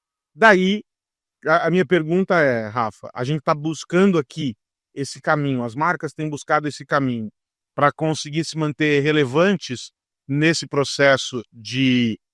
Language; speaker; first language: Portuguese; native; Portuguese